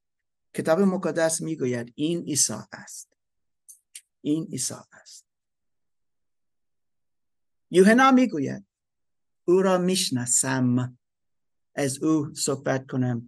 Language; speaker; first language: Persian; non-native, learner; German